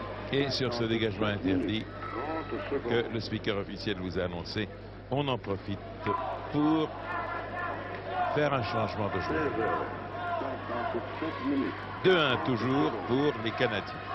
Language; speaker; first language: French; native; French